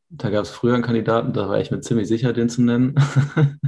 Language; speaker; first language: German; native; German